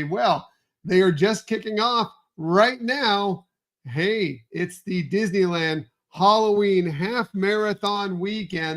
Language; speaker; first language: English; native; English